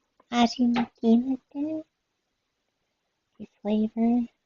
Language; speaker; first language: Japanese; non-native, learner; English